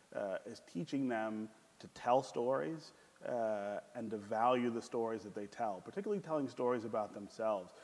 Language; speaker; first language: English; native; English